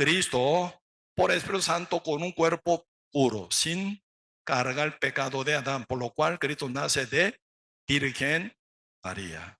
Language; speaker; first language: Spanish; non-native, learner; Korean